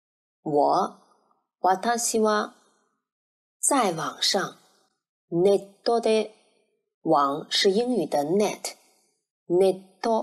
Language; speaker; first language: Japanese; non-native, learner; Chinese